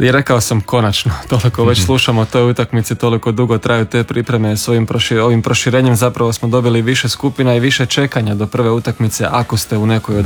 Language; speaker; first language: Serbian; native; Serbian